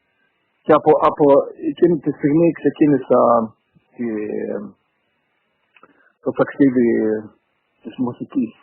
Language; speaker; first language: Greek; early bilingual, heritage; Greek